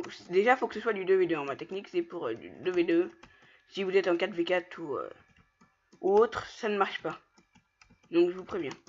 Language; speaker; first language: French; native; French